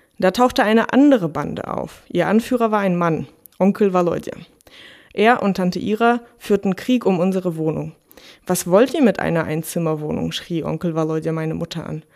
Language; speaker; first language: German; early bilingual, other home language; Russian